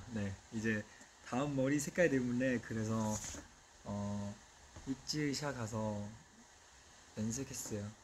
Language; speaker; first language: Korean; non-native, fluent; Chinese